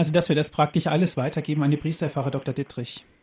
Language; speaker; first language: German; native; German